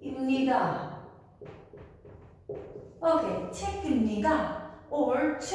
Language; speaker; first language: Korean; non-native, fluent; Albanian